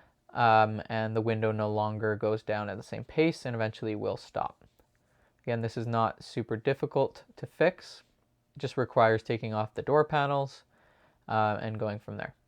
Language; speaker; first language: English; native; English